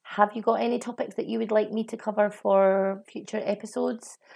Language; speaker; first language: English; native; English